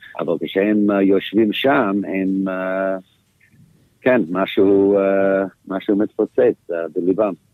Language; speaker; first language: Hebrew; non-native, fluent; English